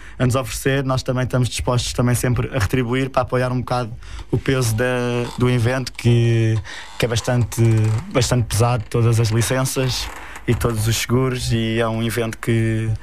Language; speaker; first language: Portuguese; native; Portuguese